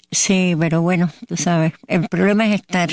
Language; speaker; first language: Spanish; native; Spanish